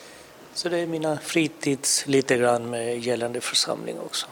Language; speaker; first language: Swedish; non-native, fluent; Urdu